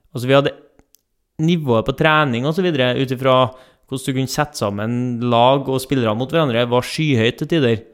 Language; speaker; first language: Norwegian; native; Norwegian